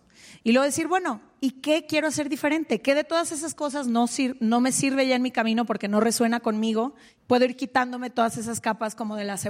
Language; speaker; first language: Spanish; native; Spanish